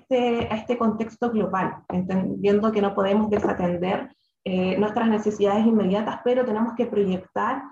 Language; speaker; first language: Spanish; native; Spanish